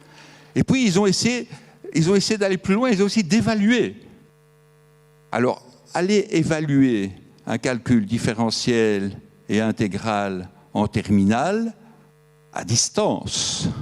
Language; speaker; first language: French; native; French